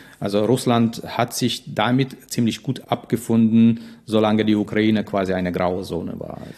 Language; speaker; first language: German; non-native, fluent; Russian